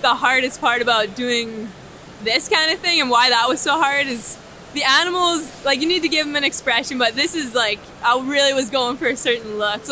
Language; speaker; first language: English; native; English